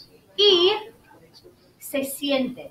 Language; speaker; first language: Spanish; non-native, learner; English